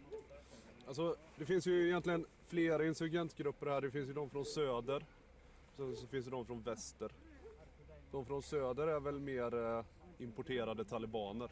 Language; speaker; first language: Swedish; native; Swedish